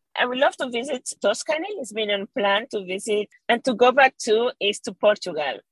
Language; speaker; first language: English; non-native, fluent; Spanish